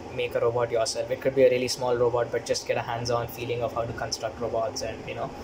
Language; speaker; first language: English; non-native, local second language; Telugu